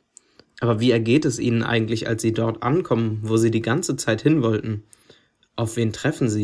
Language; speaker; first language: German; native; German